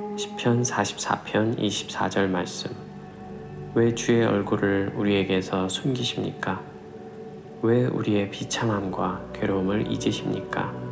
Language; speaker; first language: Korean; native; Korean